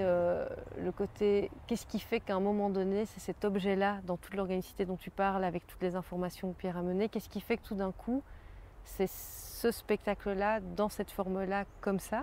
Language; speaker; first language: French; native; French